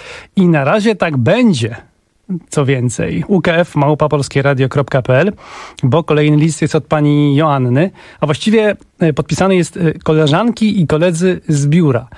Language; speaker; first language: Polish; native; Polish